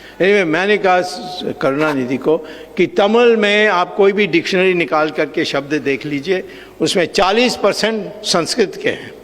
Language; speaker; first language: Hindi; non-native, local second language; Tamil